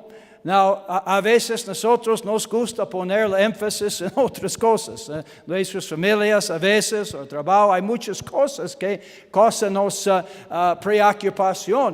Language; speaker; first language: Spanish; non-native, learner; English